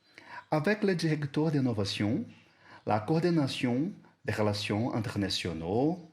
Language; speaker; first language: French; non-native, learner; Portuguese